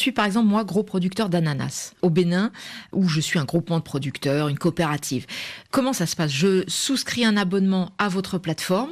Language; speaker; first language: French; native; French